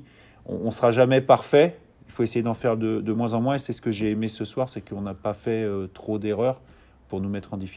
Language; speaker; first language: French; native; French